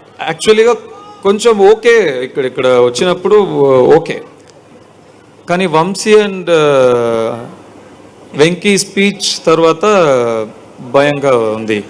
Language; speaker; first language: Telugu; non-native, learner; Tamil